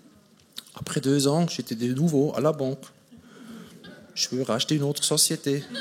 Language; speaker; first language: French; non-native, fluent; German